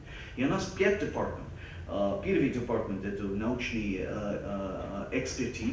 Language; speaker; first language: Russian; non-native, fluent; English